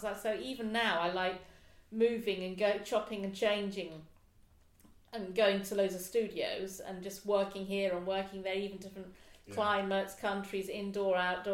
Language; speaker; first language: English; native; English